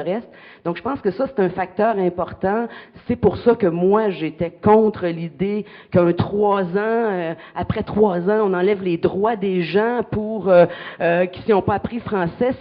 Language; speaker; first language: French; native; French